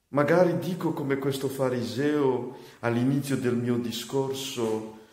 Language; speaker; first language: Italian; non-native, fluent; Malagasy